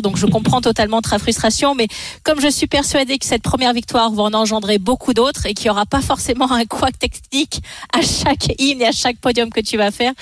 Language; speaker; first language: French; native; French